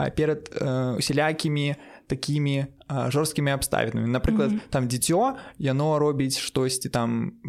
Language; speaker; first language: Belarusian; non-native, local second language; Russian